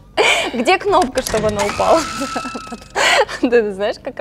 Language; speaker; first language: Russian; native; Russian